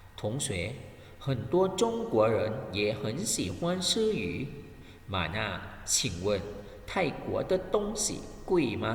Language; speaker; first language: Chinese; non-native, fluent; Thai